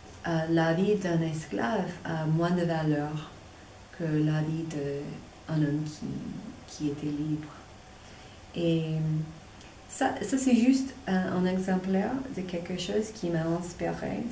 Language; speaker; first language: French; non-native, fluent; English